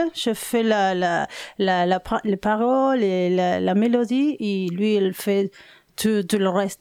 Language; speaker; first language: French; non-native, learner; Spanish